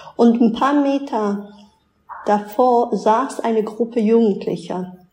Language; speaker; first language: German; early bilingual, other home language; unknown